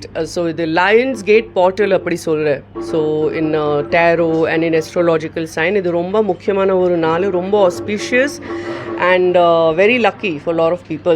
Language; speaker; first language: Tamil; non-native, local second language; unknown